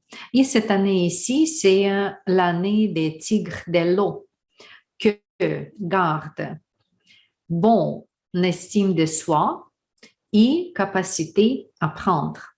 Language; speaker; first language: French; non-native, learner; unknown